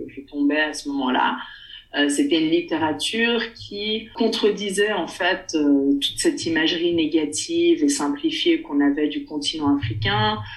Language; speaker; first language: French; native; French